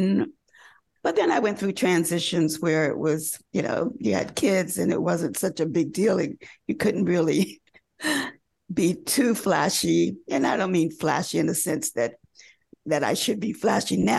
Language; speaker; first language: English; native; English